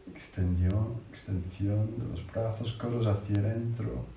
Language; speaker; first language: Spanish; non-native, fluent; English